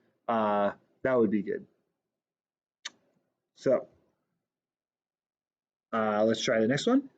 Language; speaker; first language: English; native; English